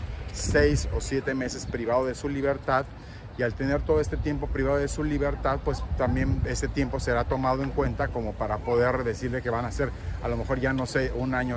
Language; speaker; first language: Spanish; native; Spanish